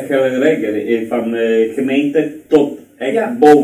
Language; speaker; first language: Dutch; non-native, learner; Polish